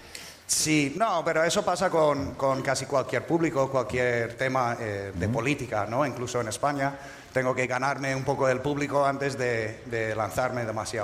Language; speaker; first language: Spanish; non-native, fluent; English